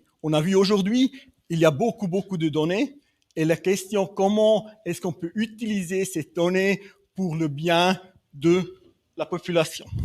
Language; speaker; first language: French; non-native, fluent; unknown